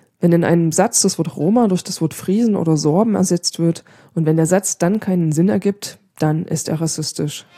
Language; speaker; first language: German; native; German